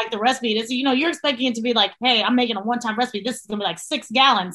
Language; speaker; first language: English; native; English